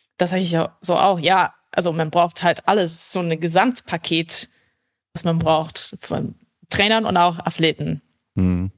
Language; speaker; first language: German; early bilingual, heritage; English